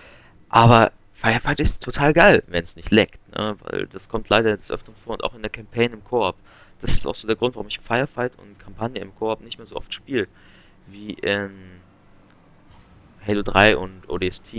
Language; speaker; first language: German; native; German